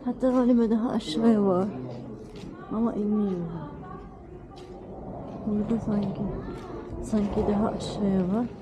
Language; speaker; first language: Turkish; non-native, learner; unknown